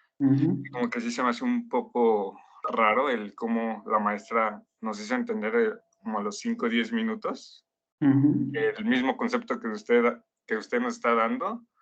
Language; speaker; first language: Spanish; native; Spanish